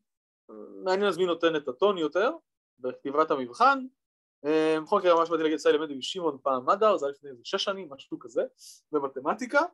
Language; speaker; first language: Hebrew; native; Hebrew